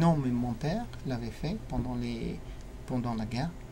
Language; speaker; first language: French; non-native, learner; English